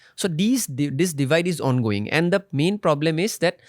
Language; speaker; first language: English; non-native, local second language; Assamese